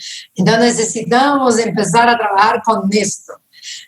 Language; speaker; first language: Spanish; non-native, fluent; Portuguese